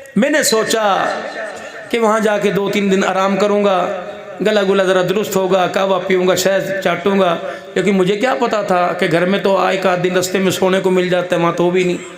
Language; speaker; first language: Urdu; non-native, local second language; Punjabi